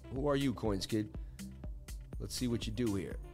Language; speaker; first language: English; native; English